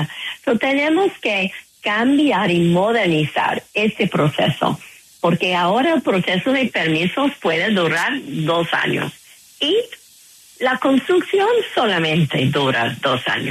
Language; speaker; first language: Spanish; non-native, fluent; English